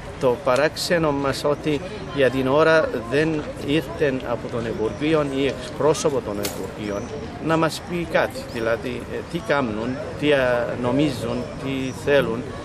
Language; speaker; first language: Greek; non-native, fluent; Kurdish